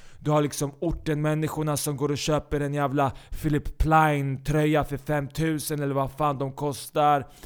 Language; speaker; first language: Swedish; early bilingual, other home language; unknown